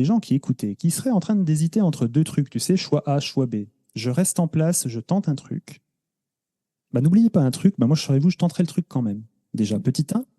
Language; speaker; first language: French; native; French